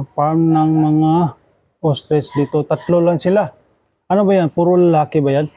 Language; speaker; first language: Filipino; non-native, local second language; Cebuano